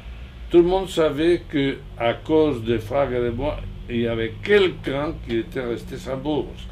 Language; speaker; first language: French; non-native, fluent; Spanish